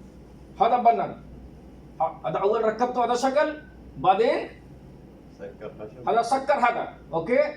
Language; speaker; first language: Arabic; non-native, learner; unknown